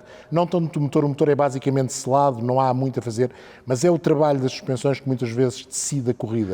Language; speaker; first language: Portuguese; native; Portuguese